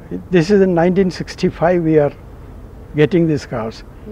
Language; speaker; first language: English; non-native, local second language; Malayalam